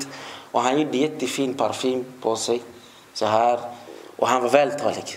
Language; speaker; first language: Swedish; non-native, fluent; Arabic